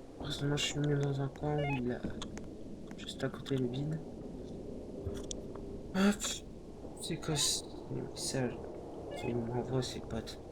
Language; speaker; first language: French; native; French